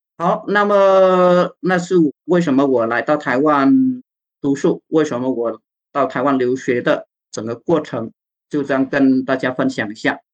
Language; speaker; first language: Chinese; non-native, fluent; Vietnamese